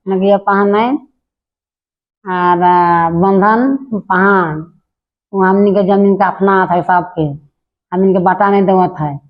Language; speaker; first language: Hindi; non-native, local second language; Sadri